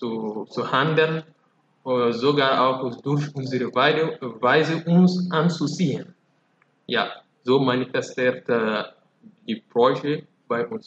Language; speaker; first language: German; non-native, fluent; Fula